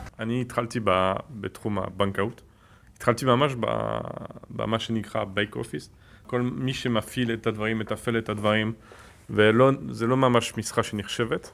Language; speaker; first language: Hebrew; non-native, fluent; French